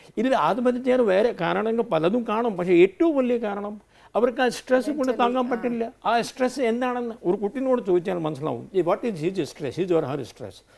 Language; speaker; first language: Malayalam; non-native, fluent; Hindi